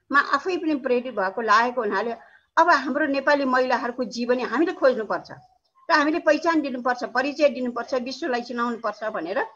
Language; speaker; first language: Nepali; non-native, local second language; Newari